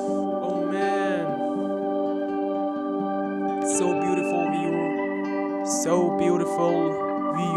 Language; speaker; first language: English; non-native, learner; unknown